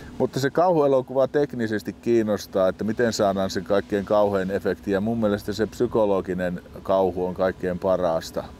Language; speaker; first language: Finnish; native; Finnish